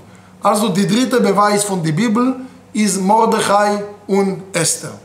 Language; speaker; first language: German; non-native, fluent; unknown